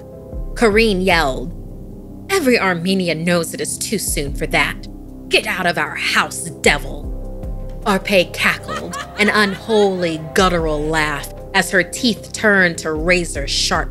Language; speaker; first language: English; native; English